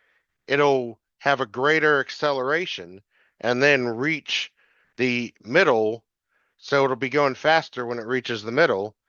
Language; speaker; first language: English; native; English